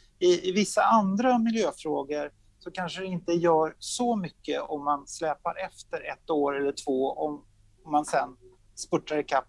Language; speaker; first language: Swedish; native; Swedish